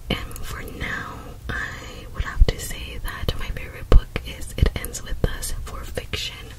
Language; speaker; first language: English; early bilingual, other home language; Spanish